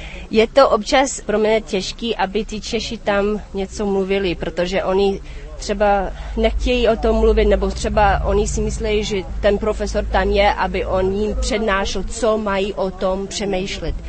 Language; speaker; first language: Czech; non-native, fluent; English